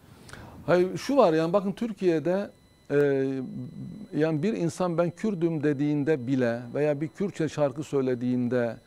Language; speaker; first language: Turkish; native; Turkish